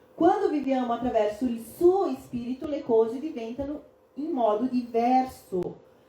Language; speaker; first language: Italian; non-native, fluent; Portuguese